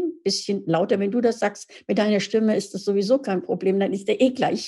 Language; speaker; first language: German; native; German